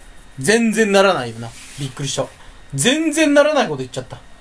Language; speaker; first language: Japanese; native; Japanese